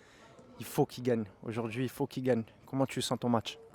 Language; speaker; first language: French; native; French